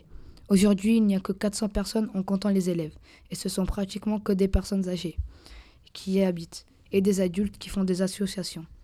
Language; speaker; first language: French; native; French